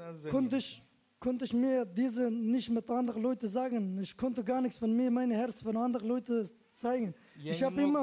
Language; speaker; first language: German; non-native, learner; Turkish